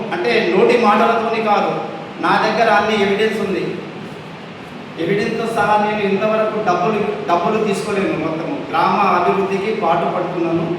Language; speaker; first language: Telugu; non-native, local second language; Lambadi